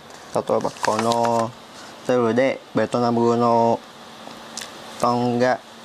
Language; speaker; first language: Japanese; non-native, learner; Vietnamese